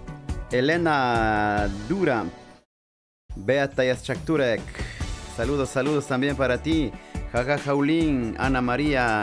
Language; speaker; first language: Spanish; native; Spanish